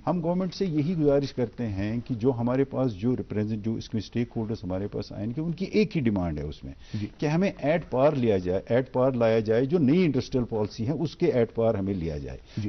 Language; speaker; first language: Hindi; non-native, local second language; Kashmiri